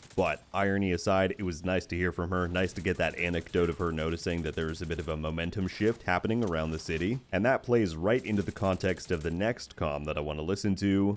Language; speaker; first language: English; native; English